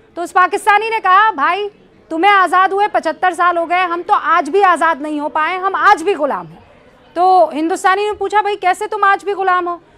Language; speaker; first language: Hindi; native; Hindi